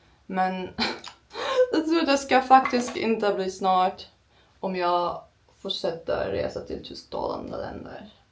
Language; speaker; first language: Swedish; non-native, learner; Turkish